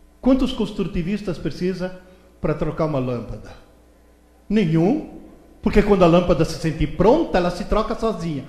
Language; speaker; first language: Portuguese; early bilingual, other home language; Italian